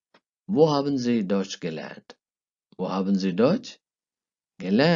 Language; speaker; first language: German; non-native, fluent; Urdu